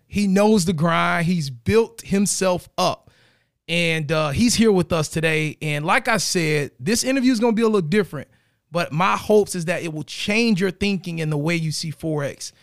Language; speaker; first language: English; native; English